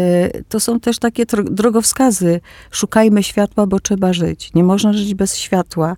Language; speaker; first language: Polish; early bilingual, other home language; Greek